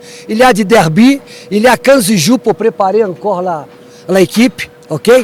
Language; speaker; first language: French; non-native, learner; Portuguese